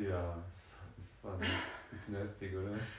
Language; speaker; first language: German; non-native, fluent; French